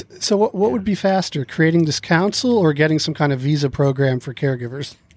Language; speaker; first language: English; native; English